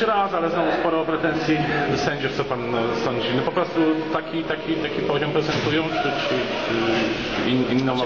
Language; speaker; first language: Polish; native; Polish